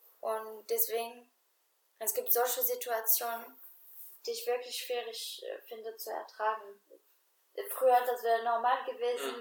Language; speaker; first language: German; non-native, fluent; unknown